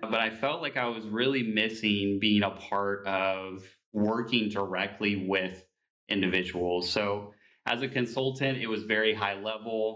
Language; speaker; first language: English; native; English